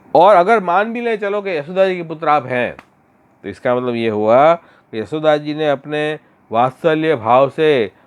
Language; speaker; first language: Hindi; non-native, local second language; Gujarati